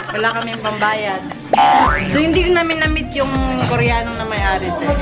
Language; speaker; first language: Filipino; non-native, local second language; Iloko